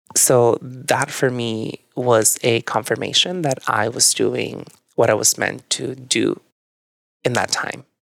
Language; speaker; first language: English; early bilingual, other home language; Spanish